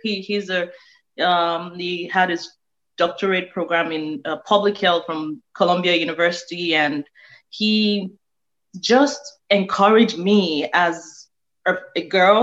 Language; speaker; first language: English; non-native, local second language; Yoruba